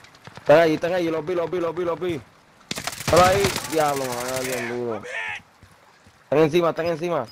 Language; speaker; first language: Spanish; native; Spanish